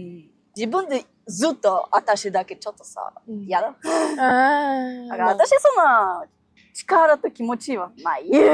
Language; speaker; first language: Japanese; non-native, learner; Ukrainian